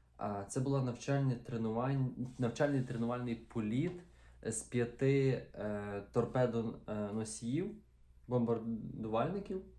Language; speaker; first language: Ukrainian; native; Ukrainian